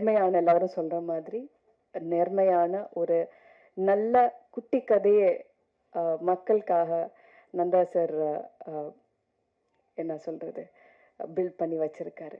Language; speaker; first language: Tamil; non-native, fluent; Malayalam